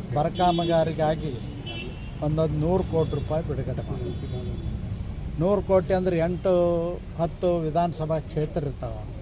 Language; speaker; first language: Kannada; non-native, local second language; Lambadi